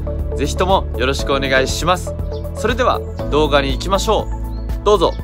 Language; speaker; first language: Japanese; native; Japanese